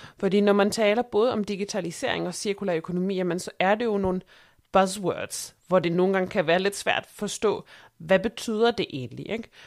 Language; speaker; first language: Danish; native; Danish